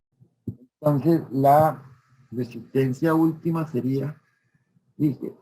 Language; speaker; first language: Spanish; native; Spanish